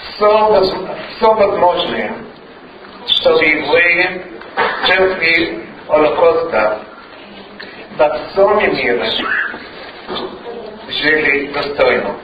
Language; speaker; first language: Russian; non-native, learner; Hebrew